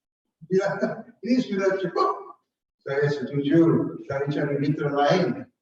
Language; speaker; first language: Indonesian; non-native, fluent; English